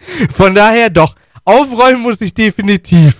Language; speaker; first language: German; native; German